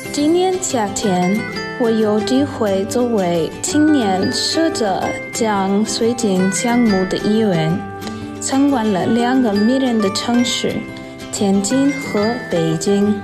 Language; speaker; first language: Chinese; non-native, fluent; English